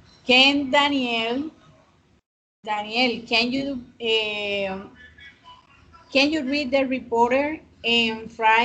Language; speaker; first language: English; non-native, fluent; Spanish